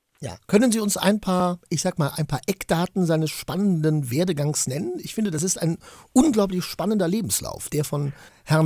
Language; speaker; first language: German; native; German